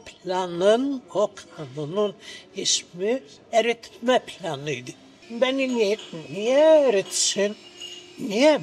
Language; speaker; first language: Turkish; non-native, local second language; Greek